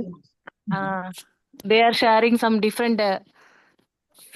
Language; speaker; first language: English; non-native, learner; Tamil